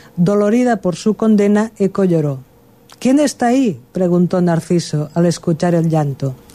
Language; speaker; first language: Spanish; non-native, local second language; Catalan